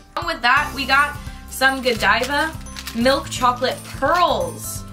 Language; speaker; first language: English; native; English